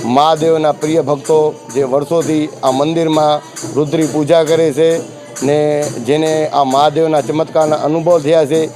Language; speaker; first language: Gujarati; non-native, local second language; Sindhi